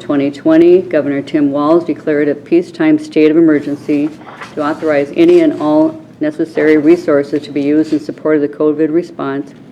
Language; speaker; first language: English; native; English